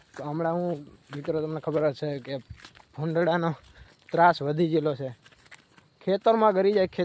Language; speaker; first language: Gujarati; non-native, local second language; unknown